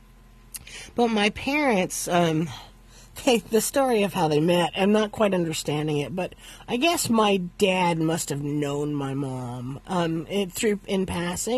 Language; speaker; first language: English; native; English